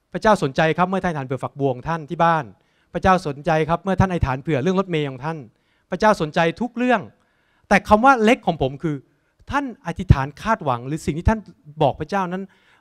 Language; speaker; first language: Thai; native; Thai